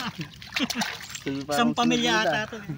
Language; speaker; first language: Filipino; native; Filipino